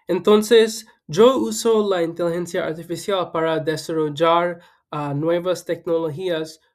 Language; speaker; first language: Spanish; non-native, learner; English